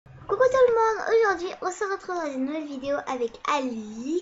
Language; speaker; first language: French; early bilingual, other home language; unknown